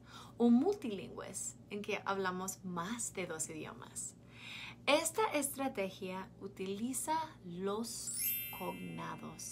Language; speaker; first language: Spanish; non-native, fluent; English